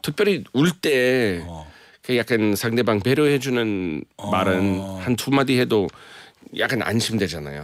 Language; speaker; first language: Korean; non-native, fluent; English